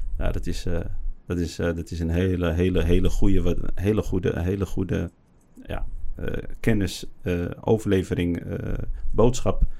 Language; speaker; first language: Dutch; early bilingual, other home language; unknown